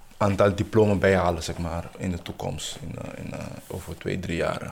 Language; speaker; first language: Dutch; non-native, local second language; Papiamento